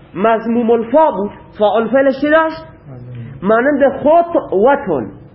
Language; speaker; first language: Persian; native; Persian